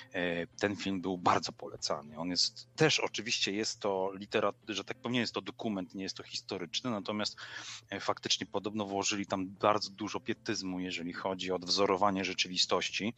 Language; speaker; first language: Polish; native; Polish